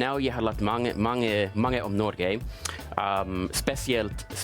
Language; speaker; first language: Norwegian; non-native, learner; English